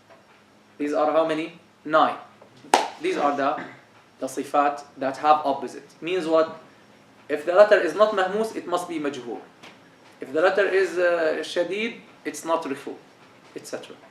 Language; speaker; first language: English; non-native, fluent; Arabic